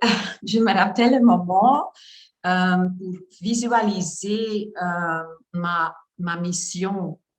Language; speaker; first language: French; non-native, learner; Dutch